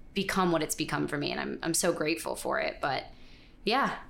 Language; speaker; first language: English; native; English